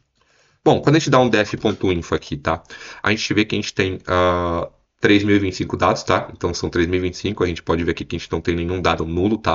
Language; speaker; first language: Portuguese; native; Portuguese